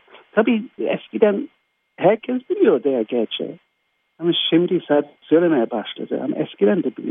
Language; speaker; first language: Turkish; non-native, fluent; English